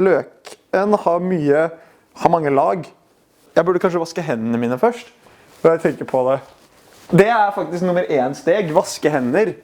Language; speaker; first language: Norwegian; native; Norwegian